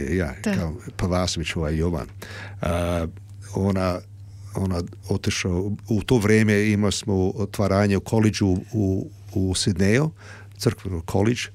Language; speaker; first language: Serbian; early bilingual, heritage; Croatian